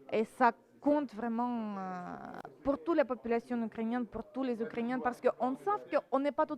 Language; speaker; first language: French; non-native, fluent; Ukrainian